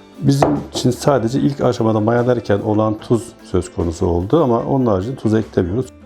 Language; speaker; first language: Turkish; native; Turkish